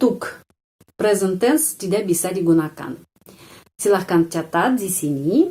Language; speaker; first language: Indonesian; non-native, fluent; Russian